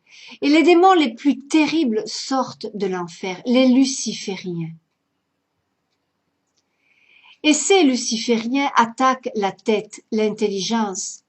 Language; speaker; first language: French; native; French